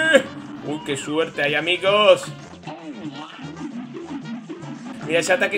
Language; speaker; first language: Spanish; native; Spanish